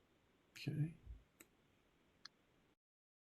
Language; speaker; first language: English; native; English